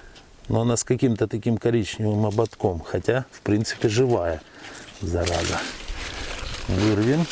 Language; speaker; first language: Russian; native; Russian